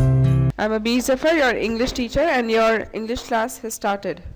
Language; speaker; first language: English; non-native, local second language; Hindi